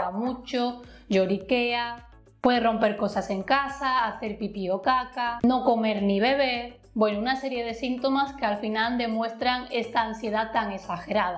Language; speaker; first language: Spanish; native; Spanish